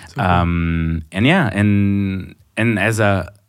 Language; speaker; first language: English; non-native, fluent; Portuguese